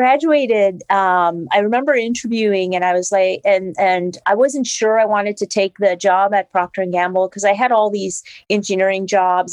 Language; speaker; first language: English; non-native, fluent; French